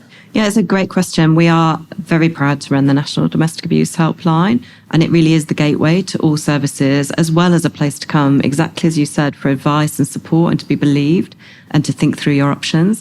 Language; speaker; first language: English; native; English